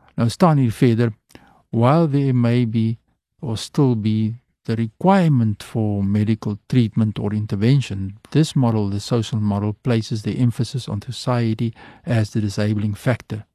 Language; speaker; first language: English; non-native, local second language; Afrikaans